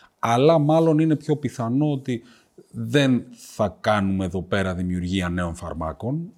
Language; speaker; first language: Greek; native; Greek